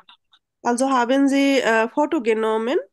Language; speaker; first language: German; non-native, fluent; Bangla